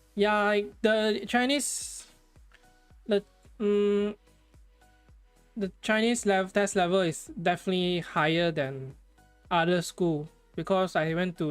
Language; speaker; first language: English; non-native, fluent; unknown